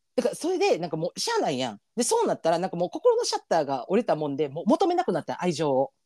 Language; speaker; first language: Japanese; native; Japanese